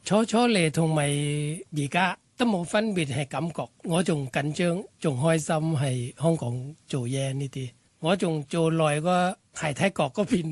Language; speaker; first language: Cantonese; non-native, fluent; Thai